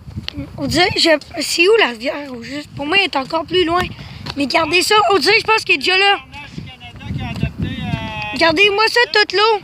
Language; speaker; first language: French; native; French